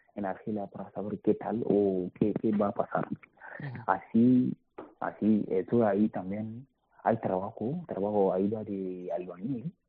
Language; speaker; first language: Spanish; non-native, learner; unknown